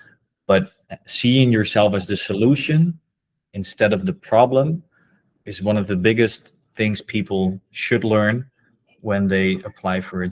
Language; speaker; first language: English; non-native, fluent; Dutch